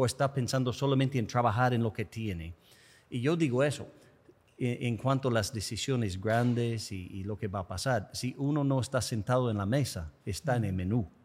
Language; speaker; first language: Spanish; non-native, fluent; English